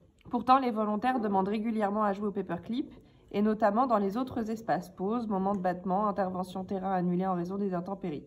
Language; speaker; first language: French; native; French